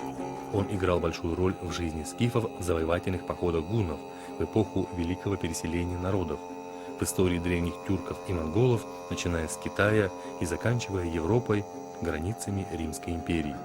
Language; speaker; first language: Russian; native; Russian